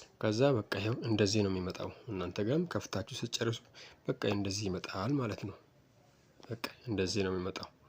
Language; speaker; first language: Amharic; native; Amharic